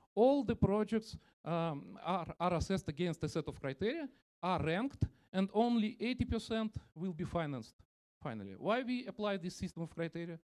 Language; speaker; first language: English; non-native, fluent; Russian